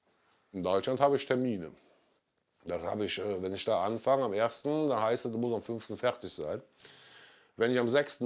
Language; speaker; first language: German; native; German